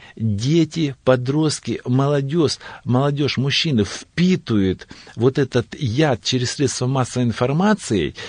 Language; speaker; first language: Russian; native; Russian